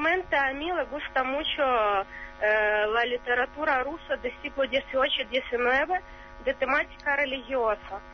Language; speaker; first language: Spanish; non-native, learner; Ukrainian